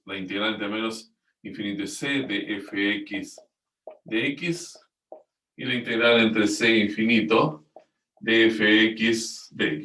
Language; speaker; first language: Spanish; native; Spanish